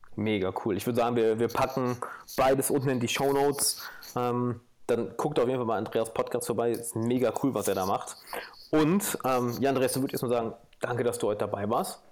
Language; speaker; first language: German; native; German